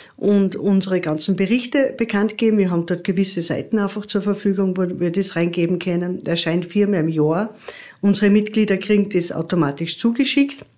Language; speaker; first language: German; native; German